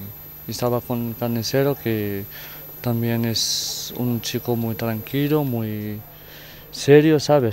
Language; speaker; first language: Spanish; non-native, fluent; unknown